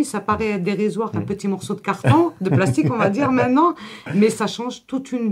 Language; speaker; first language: French; native; French